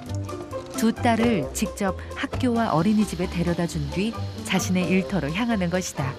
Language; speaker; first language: Korean; native; Korean